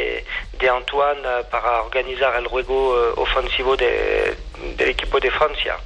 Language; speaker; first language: Spanish; non-native, fluent; French